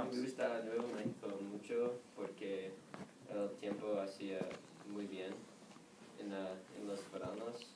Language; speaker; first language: Spanish; non-native, learner; English